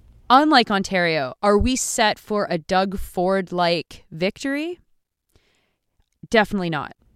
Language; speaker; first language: English; native; English